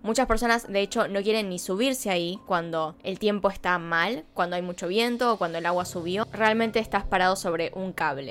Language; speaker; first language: Spanish; native; Spanish